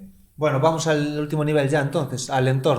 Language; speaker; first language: Spanish; native; Spanish